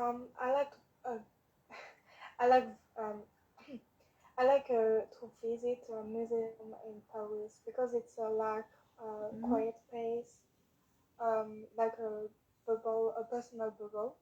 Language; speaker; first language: English; non-native, learner; French